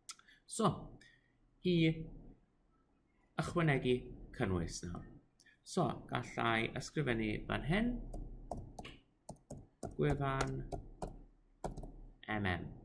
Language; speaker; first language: Welsh; non-native, local second language; English